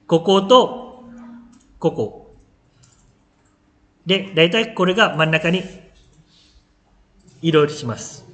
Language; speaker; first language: Japanese; non-native, fluent; Malay